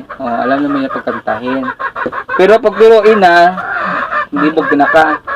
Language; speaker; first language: Filipino; non-native, local second language; Cebuano